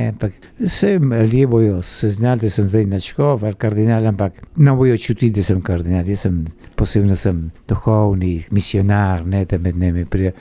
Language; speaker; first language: Slovenian; early bilingual, heritage; Slovenian